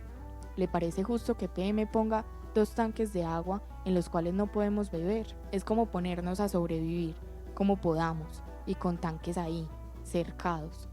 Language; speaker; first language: Spanish; native; Spanish